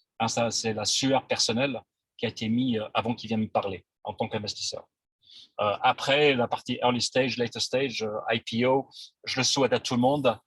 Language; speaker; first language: French; non-native, local second language; Arabic